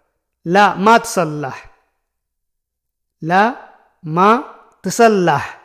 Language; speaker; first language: Arabic; non-native, fluent; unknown